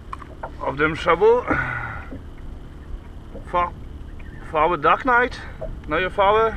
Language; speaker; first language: German; non-native, learner; French